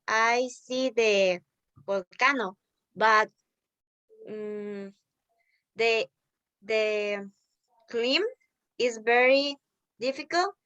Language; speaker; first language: English; non-native, learner; Spanish